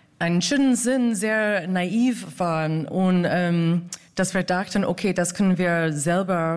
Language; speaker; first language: German; non-native, fluent; English